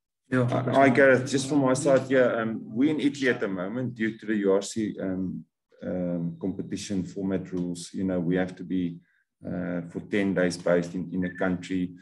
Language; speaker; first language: English; non-native, local second language; Afrikaans